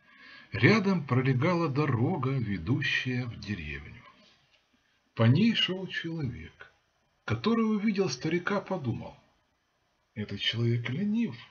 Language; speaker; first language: Russian; native; Russian